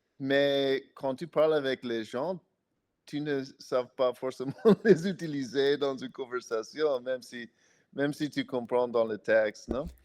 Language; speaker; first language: French; non-native, fluent; English